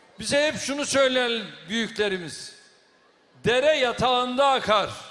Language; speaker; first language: Turkish; native; Turkish